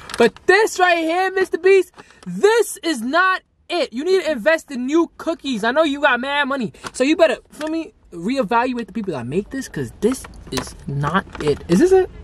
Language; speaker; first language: English; native; English